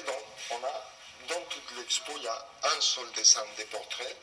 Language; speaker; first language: French; non-native, fluent; Spanish